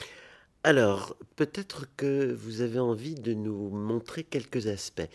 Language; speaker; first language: French; native; French